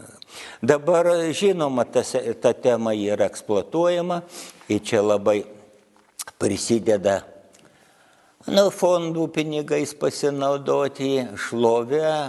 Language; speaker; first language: Lithuanian; native; Lithuanian